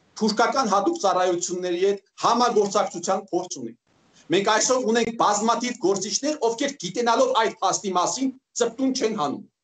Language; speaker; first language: Armenian; native; Armenian